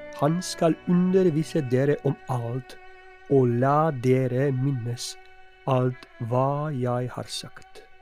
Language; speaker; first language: Norwegian; non-native, fluent; Polish